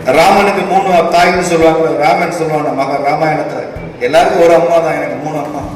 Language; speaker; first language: Tamil; non-native, local second language; Telugu